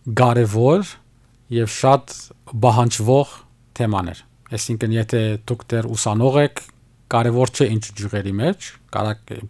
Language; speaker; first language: Armenian; early bilingual, heritage; Armenian